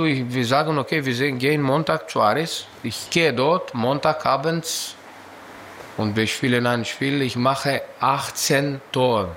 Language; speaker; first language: German; non-native, fluent; Greek